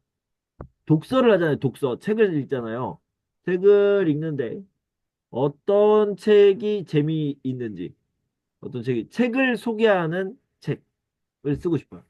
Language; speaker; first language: Korean; native; Korean